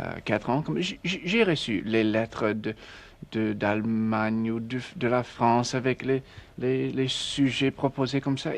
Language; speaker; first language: French; non-native, learner; English